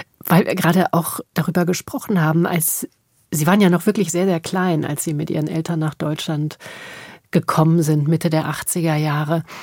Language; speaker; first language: German; native; German